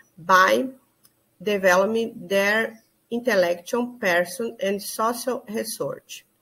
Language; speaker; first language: English; non-native, learner; Portuguese